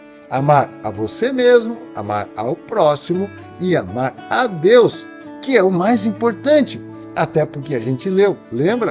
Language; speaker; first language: Portuguese; native; Portuguese